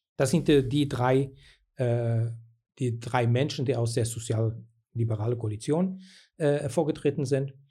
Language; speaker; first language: German; non-native, fluent; Portuguese